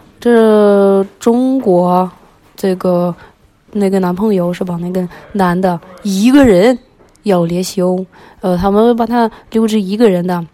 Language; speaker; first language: Chinese; early bilingual, other home language; Russian